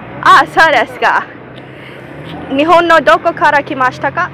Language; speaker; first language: Japanese; non-native, learner; English